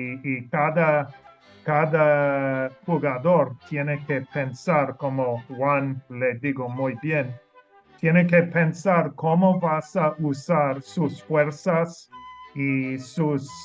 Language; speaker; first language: Spanish; non-native, learner; English